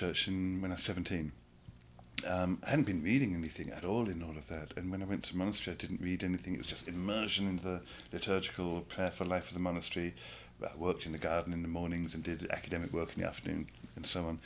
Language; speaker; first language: English; native; English